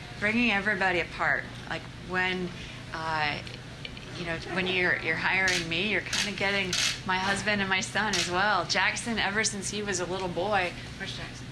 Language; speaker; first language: English; native; English